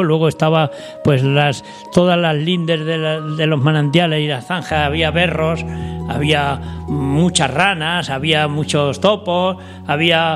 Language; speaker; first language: Spanish; native; Spanish